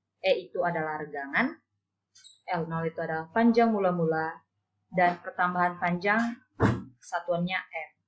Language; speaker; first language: Indonesian; native; Indonesian